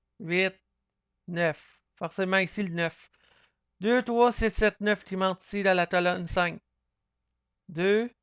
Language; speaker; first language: French; native; French